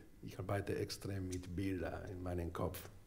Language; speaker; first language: German; non-native, fluent; Spanish